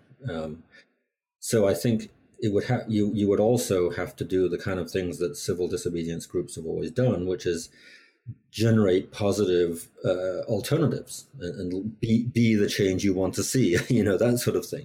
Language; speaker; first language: English; native; English